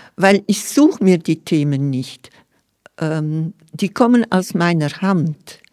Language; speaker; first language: German; non-native, local second language; Romansh